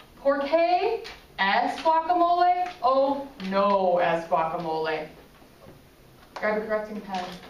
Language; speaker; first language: Spanish; non-native, fluent; English